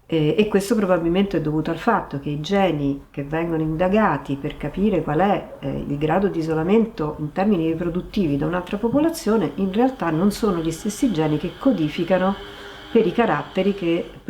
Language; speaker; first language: Italian; native; Italian